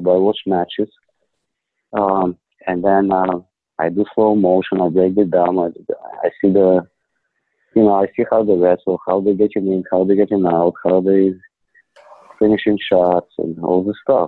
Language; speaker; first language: English; non-native, fluent; Ukrainian